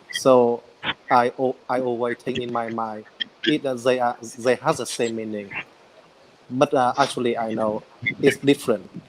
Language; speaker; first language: English; non-native, learner; Vietnamese